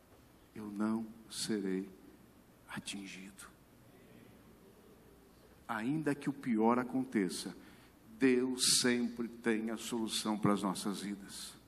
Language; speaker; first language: Portuguese; native; Portuguese